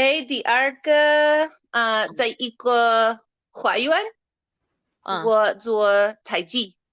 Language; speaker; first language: Chinese; non-native, learner; English